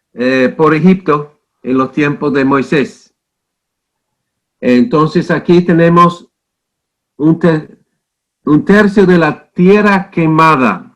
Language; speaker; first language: Spanish; non-native, fluent; English